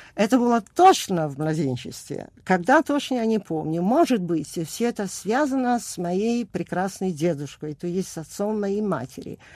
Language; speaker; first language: Russian; non-native, fluent; Italian